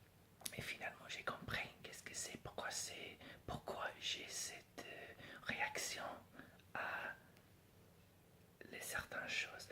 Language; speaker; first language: French; non-native, fluent; English